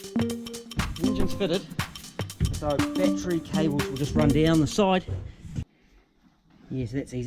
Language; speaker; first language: English; native; English